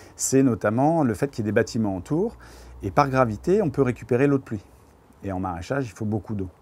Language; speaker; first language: French; native; French